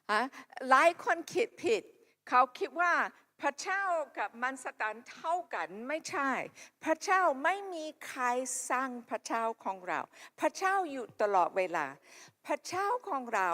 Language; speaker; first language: Thai; non-native, local second language; Akha